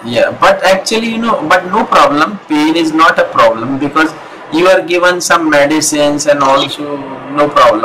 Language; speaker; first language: English; non-native, local second language; Hindi